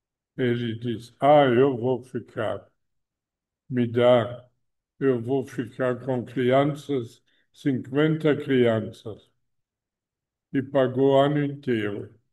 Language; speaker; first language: Portuguese; non-native, fluent; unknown